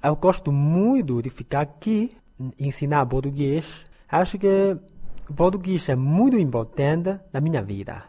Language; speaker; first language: Portuguese; non-native, learner; Chinese